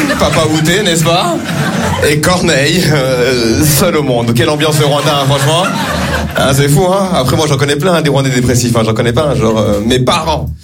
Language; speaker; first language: French; early bilingual, other home language; Kinyarwanda